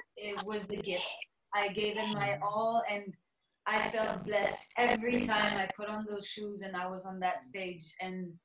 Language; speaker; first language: English; non-native, local second language; French